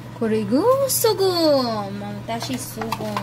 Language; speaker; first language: Korean; non-native, learner; Filipino